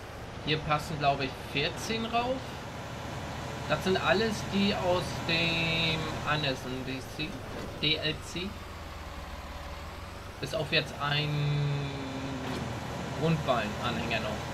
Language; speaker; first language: German; native; German